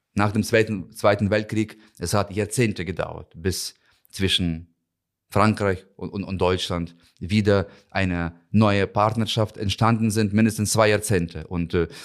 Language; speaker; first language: German; non-native, fluent; Ukrainian